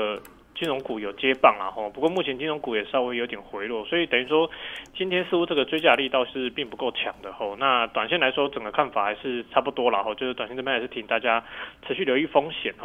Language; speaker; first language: Chinese; native; Chinese